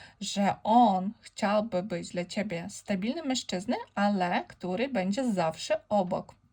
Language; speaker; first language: Polish; non-native, fluent; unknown